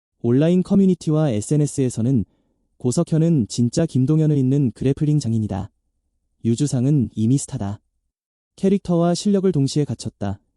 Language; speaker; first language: Korean; native; Korean